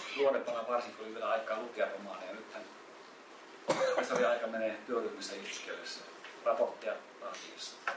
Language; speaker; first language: Finnish; native; Finnish